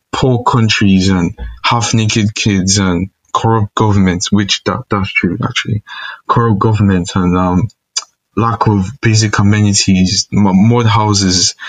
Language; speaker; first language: English; non-native, local second language; Igbo